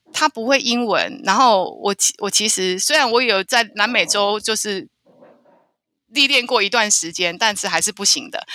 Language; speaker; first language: Chinese; native; Chinese